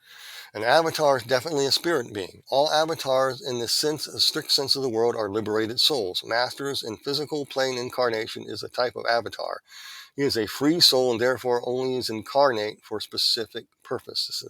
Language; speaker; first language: English; native; English